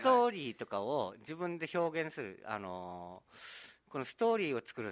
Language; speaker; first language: Japanese; native; Japanese